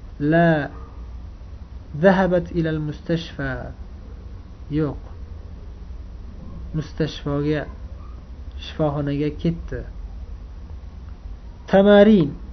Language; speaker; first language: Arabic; non-native, fluent; Uzbek